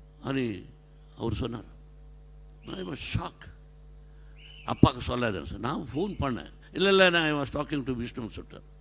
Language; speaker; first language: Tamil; non-native, learner; Telugu